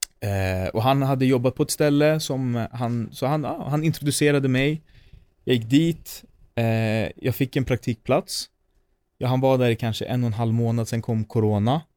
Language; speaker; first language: Swedish; native; Swedish